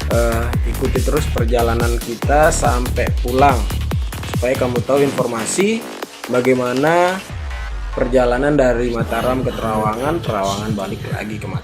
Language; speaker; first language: Indonesian; native; Indonesian